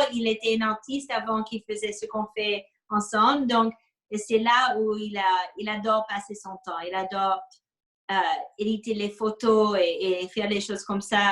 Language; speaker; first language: French; non-native, fluent; English